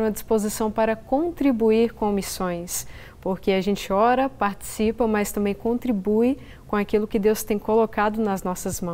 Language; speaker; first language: Portuguese; native; Portuguese